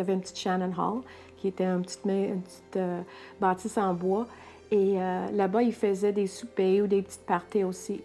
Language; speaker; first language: French; non-native, local second language; English